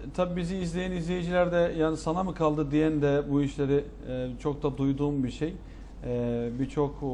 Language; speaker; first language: Turkish; native; Turkish